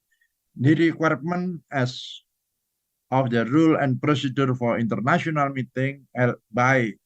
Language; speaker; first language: English; non-native, fluent; Indonesian